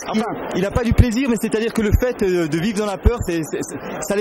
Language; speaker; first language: French; native; French